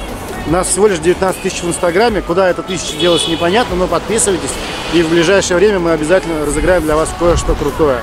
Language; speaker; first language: Russian; native; Russian